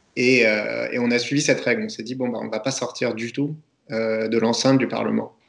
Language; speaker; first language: French; native; French